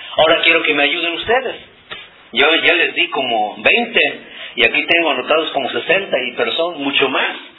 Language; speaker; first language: Spanish; non-native, local second language; Nahuatl languages